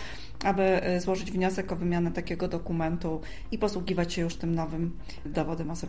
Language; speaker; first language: Polish; native; Polish